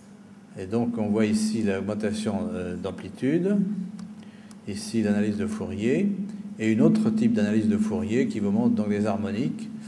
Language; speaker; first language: French; native; French